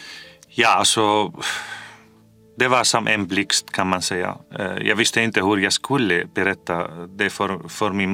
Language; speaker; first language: Swedish; non-native, fluent; Arabic